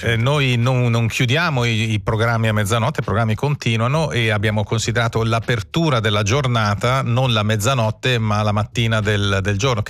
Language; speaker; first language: Italian; native; Italian